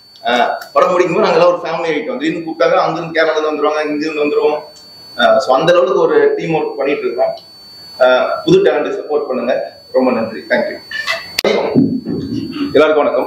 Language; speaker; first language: Tamil; native; Tamil